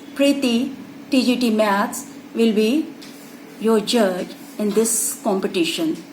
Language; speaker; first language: English; non-native, local second language; Hindi